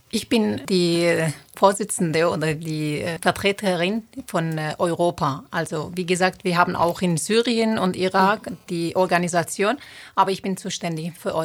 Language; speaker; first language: German; non-native, fluent; Turoyo